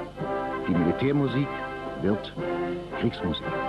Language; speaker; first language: German; native; German